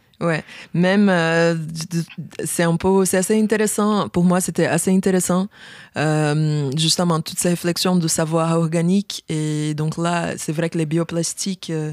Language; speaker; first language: French; non-native, fluent; Portuguese